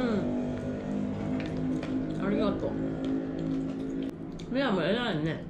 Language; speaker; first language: Japanese; native; Japanese